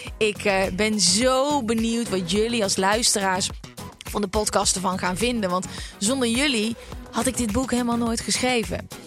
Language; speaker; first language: Dutch; native; Dutch